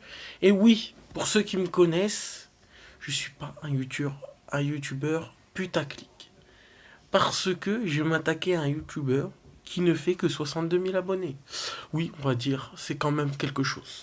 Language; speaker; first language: French; native; French